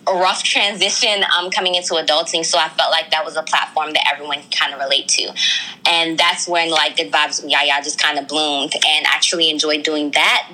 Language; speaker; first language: English; early bilingual, other home language; Krio